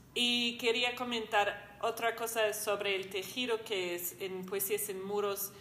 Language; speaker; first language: Spanish; non-native, fluent; English